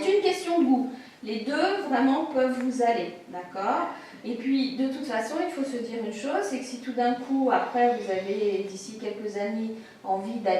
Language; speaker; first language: French; native; French